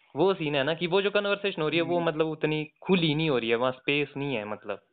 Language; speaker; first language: Hindi; native; Hindi